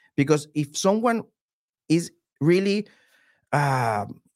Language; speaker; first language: English; non-native, fluent; Spanish